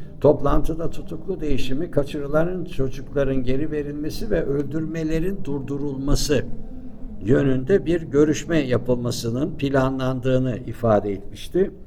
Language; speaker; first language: Turkish; native; Turkish